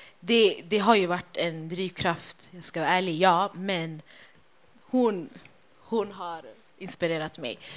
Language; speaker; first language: Swedish; native; Swedish